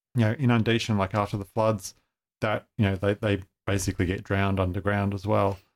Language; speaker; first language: English; native; English